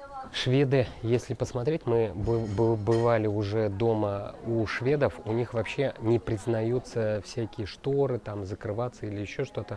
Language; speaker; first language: Russian; native; Russian